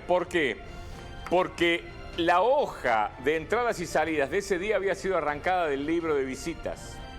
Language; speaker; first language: Spanish; native; Spanish